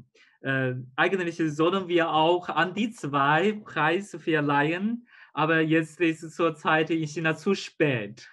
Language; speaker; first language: German; non-native, fluent; Chinese